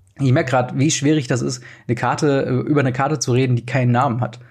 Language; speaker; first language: German; native; German